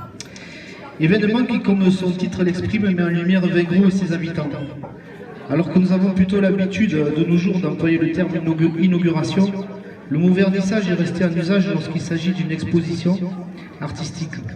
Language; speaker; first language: French; native; French